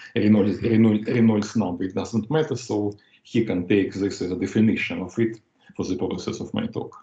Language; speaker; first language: English; non-native, fluent; Russian